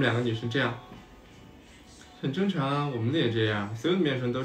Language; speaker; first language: Chinese; native; Chinese